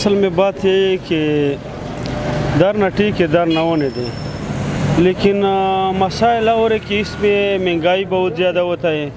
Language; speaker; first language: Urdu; non-native, local second language; Pashto